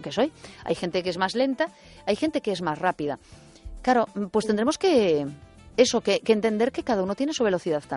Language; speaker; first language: Spanish; native; Spanish